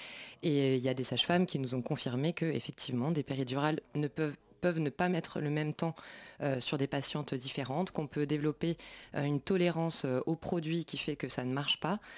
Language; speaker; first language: French; native; French